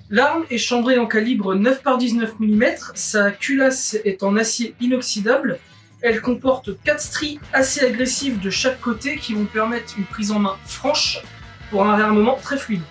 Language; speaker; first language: French; native; French